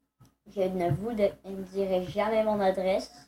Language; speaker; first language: French; native; French